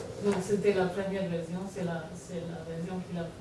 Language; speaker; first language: French; non-native, fluent; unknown